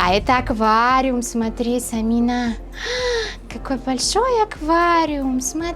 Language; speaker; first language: Russian; non-native, local second language; Uzbek